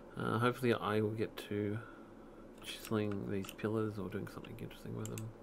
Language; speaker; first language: English; native; English